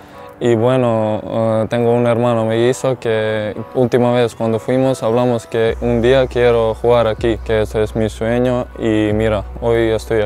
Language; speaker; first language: Spanish; non-native, learner; Serbian